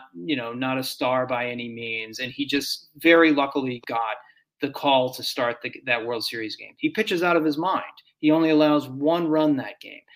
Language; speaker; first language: English; native; English